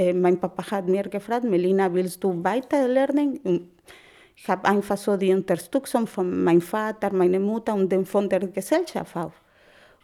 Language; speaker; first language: German; non-native, learner; Spanish